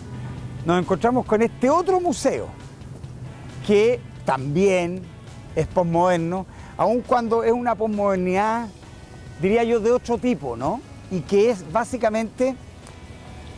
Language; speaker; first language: Spanish; native; Spanish